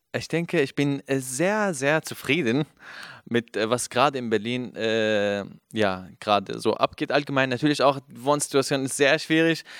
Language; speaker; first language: German; non-native, fluent; Kurdish